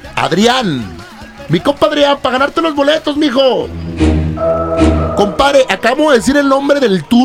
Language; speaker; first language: Spanish; native; Spanish